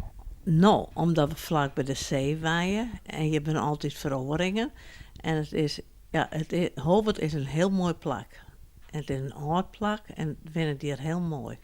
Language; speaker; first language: Dutch; non-native, local second language; Western Frisian